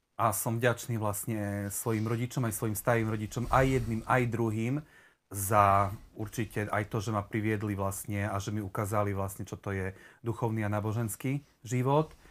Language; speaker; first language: Slovak; native; Slovak